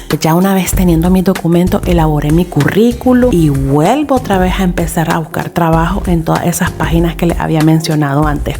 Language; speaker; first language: Spanish; native; Spanish